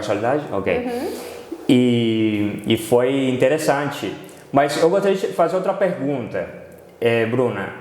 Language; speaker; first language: Portuguese; non-native, fluent; Spanish